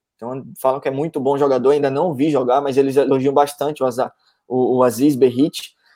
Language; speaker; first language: Portuguese; native; Portuguese